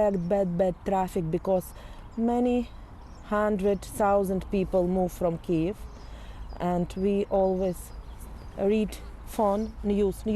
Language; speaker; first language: English; non-native, learner; Ukrainian